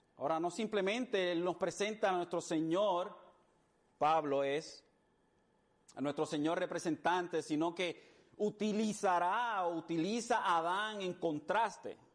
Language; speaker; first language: Spanish; early bilingual, heritage; Spanish